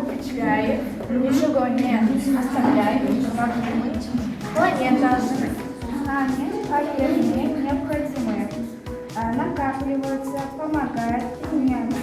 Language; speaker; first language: Russian; non-native, local second language; Kazakh